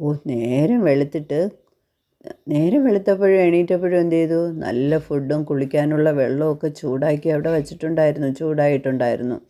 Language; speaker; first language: Malayalam; native; Malayalam